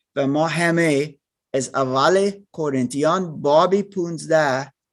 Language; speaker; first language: Persian; non-native, learner; German